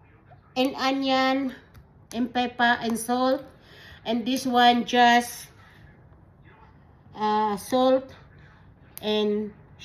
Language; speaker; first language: English; non-native, learner; Filipino